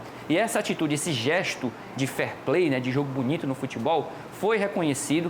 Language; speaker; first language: Portuguese; native; Portuguese